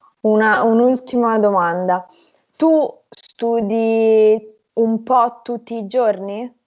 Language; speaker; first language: Italian; native; Italian